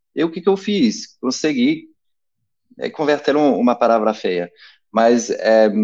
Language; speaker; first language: Portuguese; non-native, fluent; French